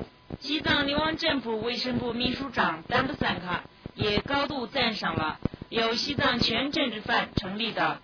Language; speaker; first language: Chinese; native; Chinese